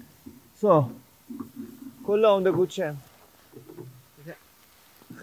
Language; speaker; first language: Swedish; non-native, learner; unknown